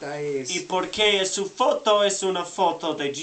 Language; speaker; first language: Spanish; non-native, learner; English